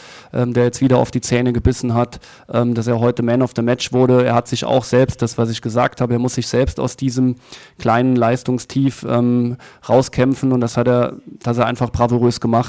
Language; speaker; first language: German; native; German